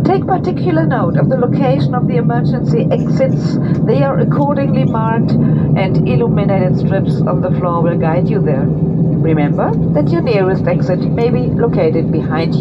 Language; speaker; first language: English; non-native, fluent; German